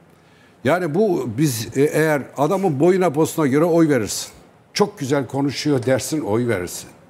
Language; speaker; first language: Turkish; native; Turkish